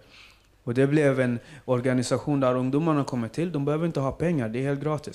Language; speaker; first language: Swedish; non-native, fluent; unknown